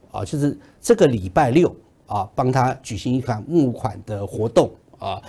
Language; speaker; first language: Chinese; native; Chinese